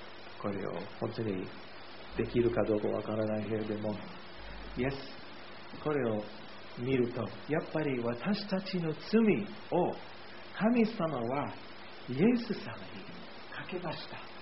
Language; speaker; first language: Japanese; non-native, fluent; English